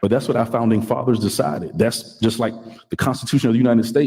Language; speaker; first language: English; native; English